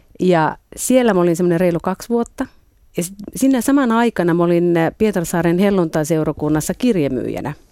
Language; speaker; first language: Finnish; native; Finnish